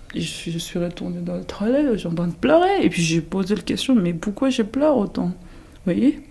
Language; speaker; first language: French; non-native, fluent; Tibetan